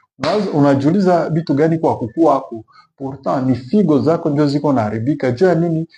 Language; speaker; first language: Swahili; native; Swahili